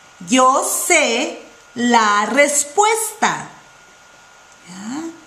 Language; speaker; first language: Spanish; non-native, fluent; English